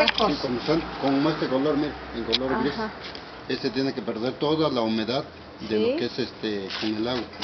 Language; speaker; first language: Spanish; native; Spanish